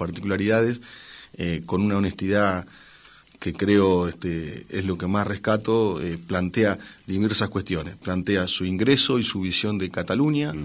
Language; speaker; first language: Spanish; native; Spanish